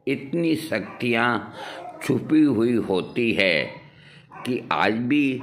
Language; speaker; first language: Hindi; native; Hindi